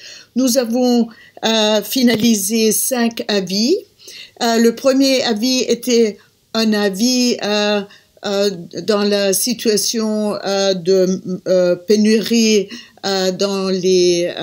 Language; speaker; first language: French; non-native, fluent; German